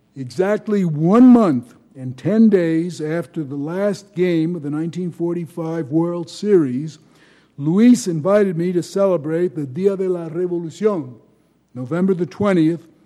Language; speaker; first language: English; native; English